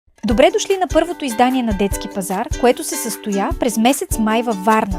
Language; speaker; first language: Bulgarian; native; Bulgarian